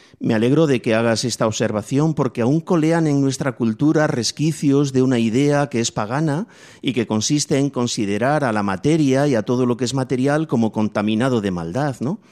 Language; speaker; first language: Spanish; native; Spanish